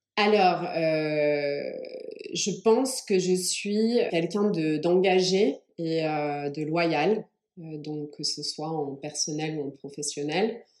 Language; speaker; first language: French; early bilingual, other home language; English